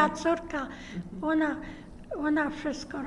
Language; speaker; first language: Polish; early bilingual, heritage; Polish